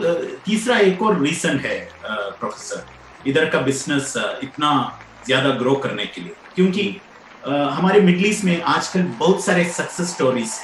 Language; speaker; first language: Hindi; non-native, local second language; Malayalam